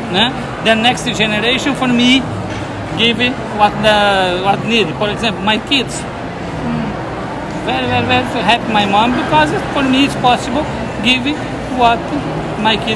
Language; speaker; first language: English; non-native, learner; Portuguese